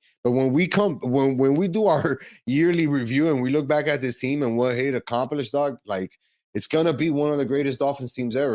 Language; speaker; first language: English; native; English